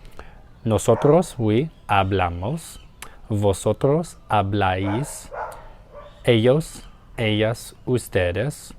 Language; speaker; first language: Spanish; non-native, learner; English